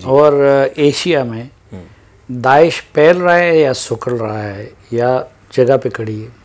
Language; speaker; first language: Urdu; non-native, local second language; Pashto